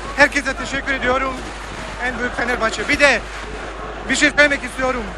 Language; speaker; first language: Turkish; non-native, learner; Bosnian